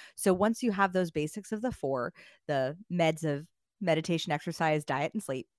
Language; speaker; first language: English; native; English